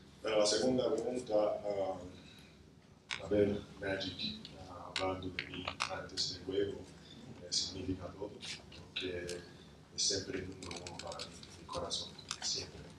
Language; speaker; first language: Spanish; non-native, learner; English